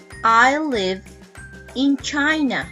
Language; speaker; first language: English; non-native, fluent; Spanish